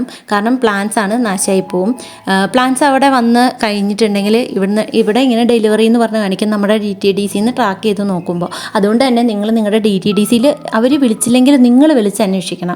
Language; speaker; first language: Malayalam; native; Malayalam